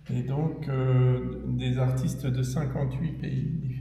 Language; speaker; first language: French; native; French